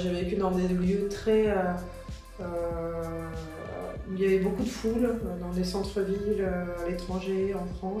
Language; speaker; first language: French; early bilingual, other home language; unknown